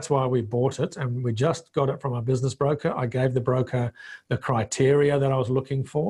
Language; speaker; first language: English; non-native, local second language; Bemba